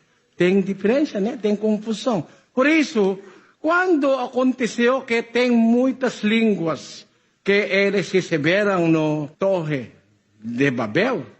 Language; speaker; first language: Portuguese; non-native, learner; Filipino